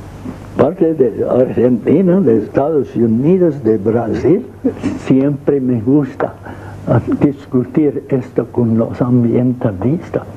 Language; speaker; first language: Spanish; non-native, fluent; English